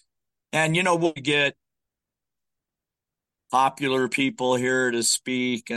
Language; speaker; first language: English; native; English